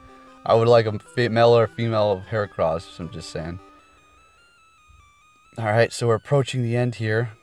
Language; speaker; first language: English; native; English